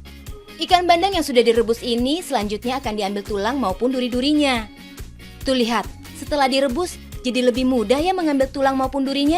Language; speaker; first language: Indonesian; native; Indonesian